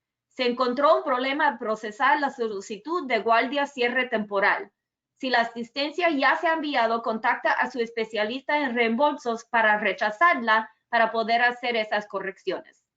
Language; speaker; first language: Spanish; early bilingual, other home language; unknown